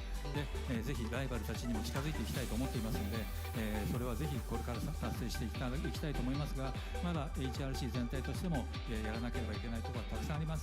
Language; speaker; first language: Japanese; native; Japanese